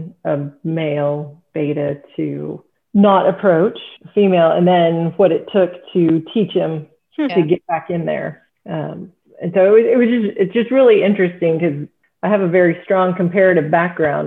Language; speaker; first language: English; native; English